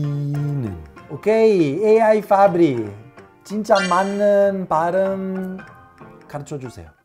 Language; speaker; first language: Korean; non-native, learner; Italian